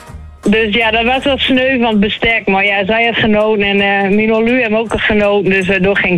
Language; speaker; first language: Dutch; native; Dutch